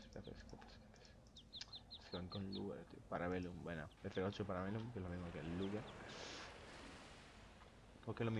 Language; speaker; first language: Spanish; native; Spanish